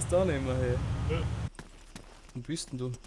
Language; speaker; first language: German; native; German